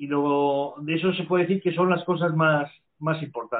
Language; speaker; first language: Portuguese; non-native, learner; Spanish